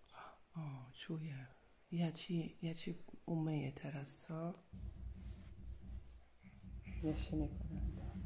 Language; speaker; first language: Polish; non-native, learner; English